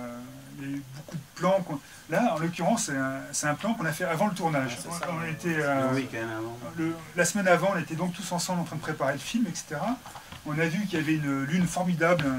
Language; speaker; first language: French; native; French